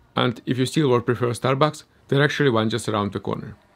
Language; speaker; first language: English; early bilingual, other home language; Estonian